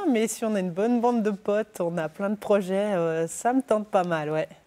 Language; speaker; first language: French; native; French